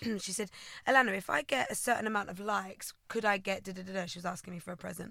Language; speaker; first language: English; native; English